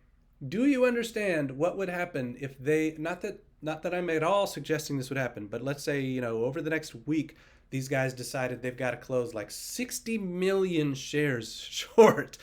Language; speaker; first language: English; native; English